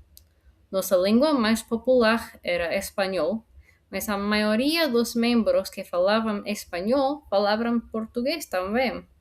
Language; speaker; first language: Portuguese; non-native, fluent; English